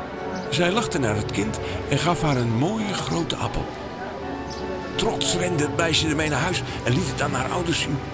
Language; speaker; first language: Dutch; native; Dutch